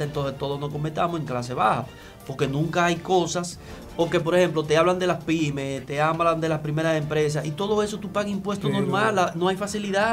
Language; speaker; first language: Spanish; native; Spanish